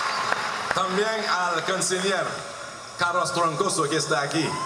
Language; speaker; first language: Spanish; non-native, learner; Haitian Creole